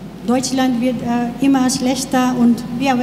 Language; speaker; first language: German; non-native, learner; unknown